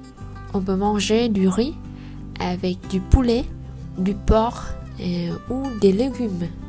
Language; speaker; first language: French; non-native, learner; Vietnamese